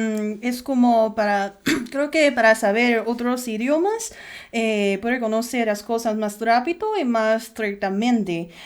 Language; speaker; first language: Spanish; non-native, learner; Chinese